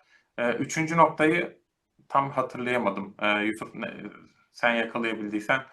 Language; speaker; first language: Turkish; native; Turkish